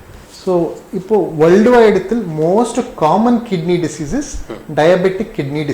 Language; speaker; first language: Malayalam; non-native, learner; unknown